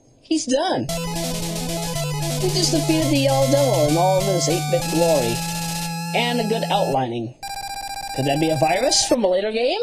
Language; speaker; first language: English; native; English